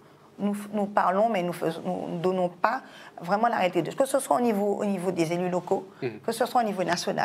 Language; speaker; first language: French; non-native, local second language; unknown